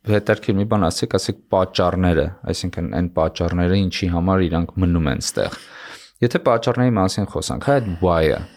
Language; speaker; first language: Armenian; native; Armenian